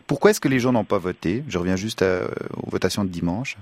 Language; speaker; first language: French; native; French